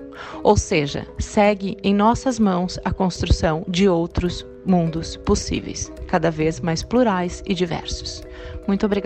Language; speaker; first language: Portuguese; native; Portuguese